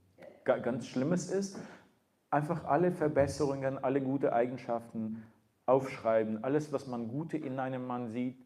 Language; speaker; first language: German; non-native, fluent; Russian